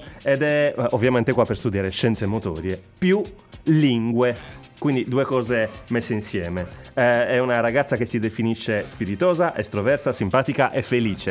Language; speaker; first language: Italian; native; Italian